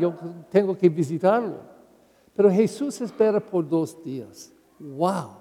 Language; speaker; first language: Spanish; non-native, learner; English